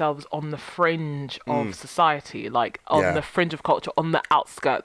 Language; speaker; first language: English; native; English